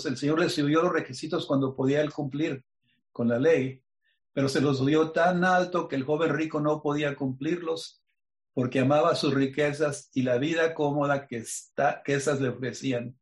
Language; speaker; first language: Spanish; native; Spanish